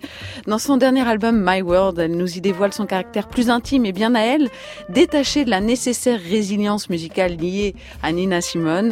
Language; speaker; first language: French; native; French